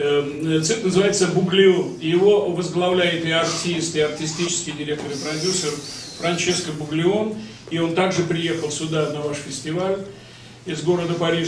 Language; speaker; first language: Russian; native; Russian